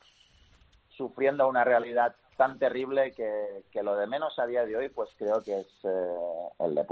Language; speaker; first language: Spanish; native; Spanish